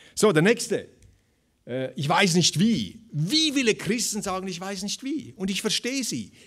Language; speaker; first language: German; native; German